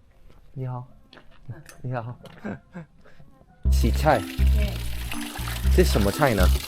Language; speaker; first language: Chinese; non-native, fluent; Korean